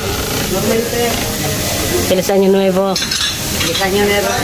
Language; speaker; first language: Spanish; non-native, learner; Filipino